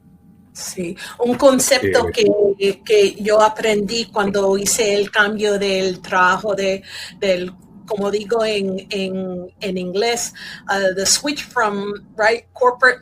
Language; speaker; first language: Spanish; early bilingual, heritage; Spanish